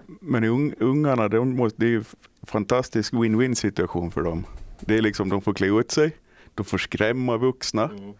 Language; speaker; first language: Swedish; native; Swedish